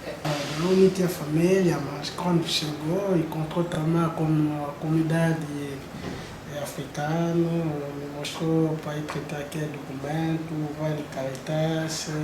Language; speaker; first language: Portuguese; non-native, learner; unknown